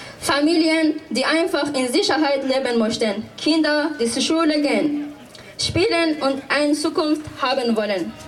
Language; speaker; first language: German; non-native, fluent; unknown